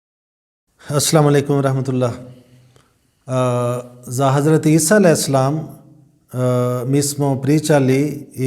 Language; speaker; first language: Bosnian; non-native, learner; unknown